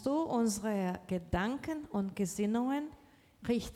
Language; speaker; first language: German; non-native, learner; Portuguese